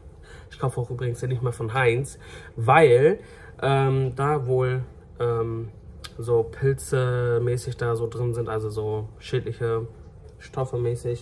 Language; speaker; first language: German; native; German